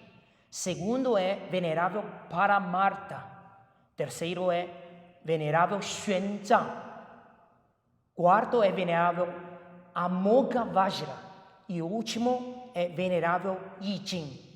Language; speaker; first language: Portuguese; non-native, fluent; Chinese